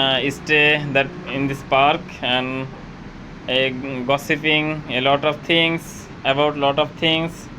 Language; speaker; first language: English; non-native, learner; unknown